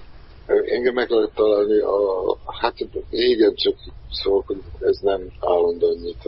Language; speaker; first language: Hungarian; non-native, fluent; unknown